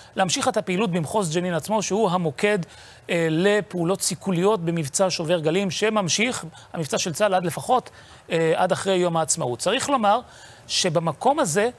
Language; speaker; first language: Hebrew; native; Hebrew